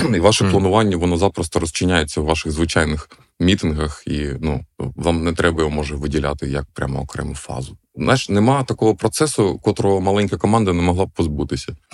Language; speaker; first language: Ukrainian; non-native, local second language; Russian